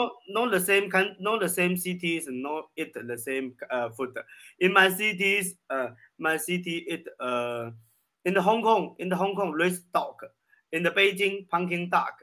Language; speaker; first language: English; non-native, learner; Chinese